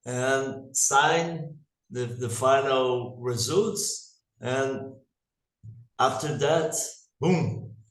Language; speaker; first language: English; non-native, learner; Portuguese